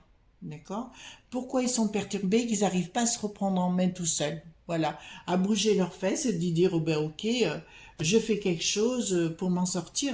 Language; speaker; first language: French; native; French